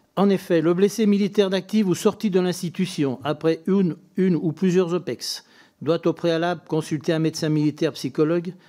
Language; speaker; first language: French; native; French